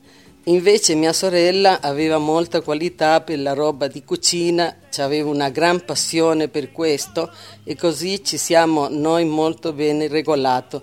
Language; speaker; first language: Italian; early bilingual, heritage; Italian